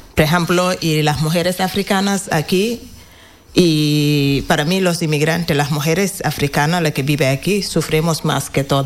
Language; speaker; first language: Spanish; non-native, learner; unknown